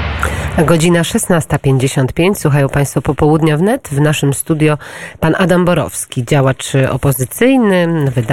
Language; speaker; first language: Polish; native; Polish